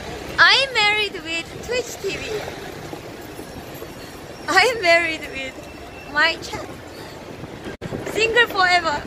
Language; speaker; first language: English; non-native, learner; Korean